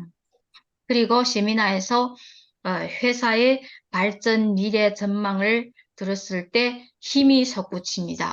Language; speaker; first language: Korean; early bilingual, heritage; Korean